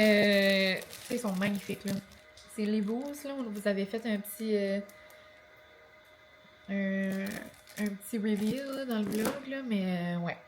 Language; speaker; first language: French; native; French